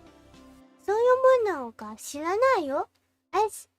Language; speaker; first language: Japanese; non-native, learner; English